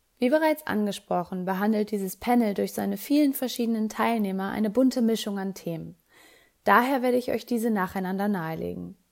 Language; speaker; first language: German; native; German